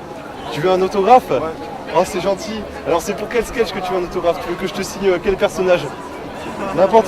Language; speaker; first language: French; native; French